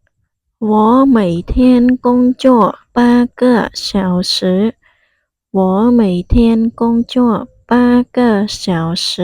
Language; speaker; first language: Chinese; non-native, fluent; Khmer